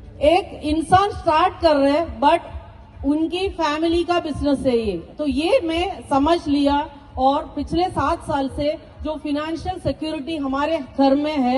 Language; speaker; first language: Hindi; non-native, local second language; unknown